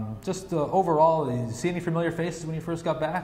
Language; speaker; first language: English; native; English